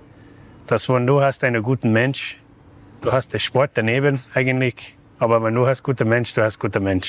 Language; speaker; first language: German; non-native, learner; English